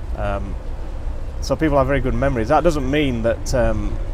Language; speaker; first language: English; native; English